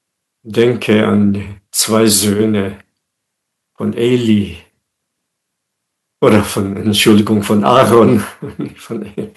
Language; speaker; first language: German; non-native, fluent; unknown